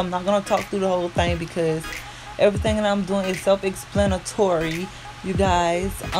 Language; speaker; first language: English; native; English